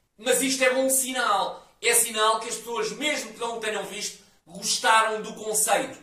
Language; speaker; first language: Portuguese; native; Portuguese